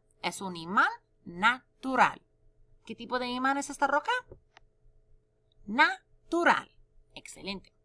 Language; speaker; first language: Spanish; non-native, fluent; English